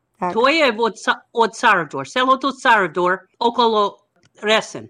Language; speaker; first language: Macedonian; non-native, learner; English